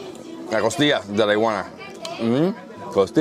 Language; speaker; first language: Spanish; early bilingual, heritage; Spanish